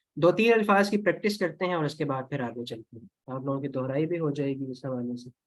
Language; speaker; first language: Urdu; native; Urdu